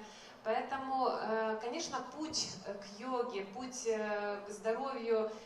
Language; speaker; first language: Russian; native; Russian